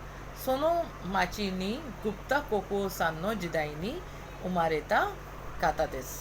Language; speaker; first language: Japanese; non-native, fluent; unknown